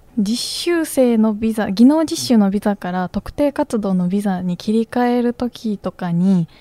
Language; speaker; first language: Japanese; native; Japanese